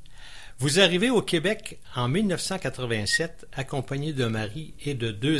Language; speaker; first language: French; native; French